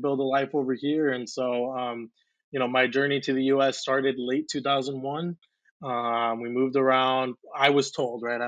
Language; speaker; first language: English; native; English